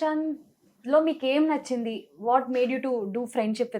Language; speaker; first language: Telugu; native; Telugu